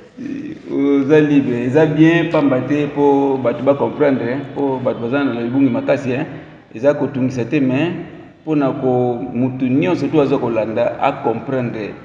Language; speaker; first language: Lingala; non-native, local second language; Kongo